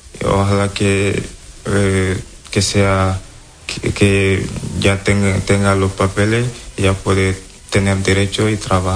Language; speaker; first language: Spanish; non-native, learner; Wolof